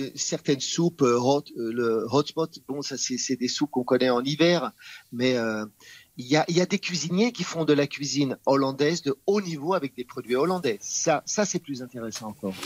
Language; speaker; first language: French; non-native, fluent; Dutch